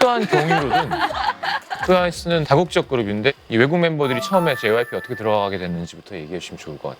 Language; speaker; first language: Korean; native; Korean